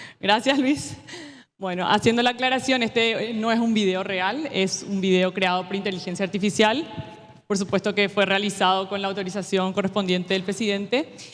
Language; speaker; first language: Spanish; native; Spanish